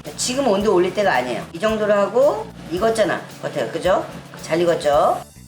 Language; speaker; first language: Korean; native; Korean